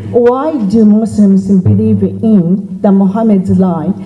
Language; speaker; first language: English; non-native, fluent; Japanese